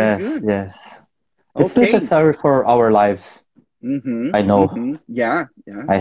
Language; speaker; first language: English; non-native, learner; Portuguese